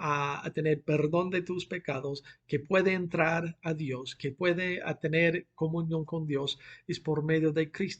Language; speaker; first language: Spanish; non-native, fluent; English